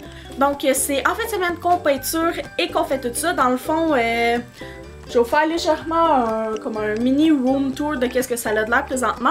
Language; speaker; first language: French; native; French